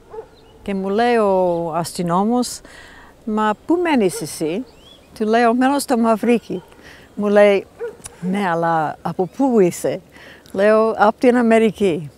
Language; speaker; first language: Greek; non-native, fluent; English